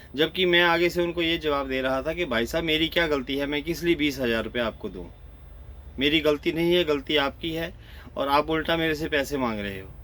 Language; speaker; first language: Hindi; native; Hindi